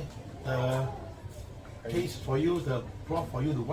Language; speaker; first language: English; non-native, learner; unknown